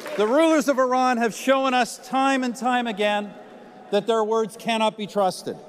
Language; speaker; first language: English; native; English